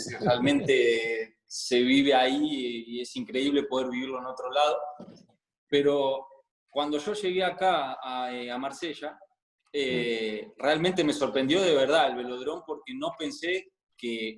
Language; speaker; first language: Spanish; native; Spanish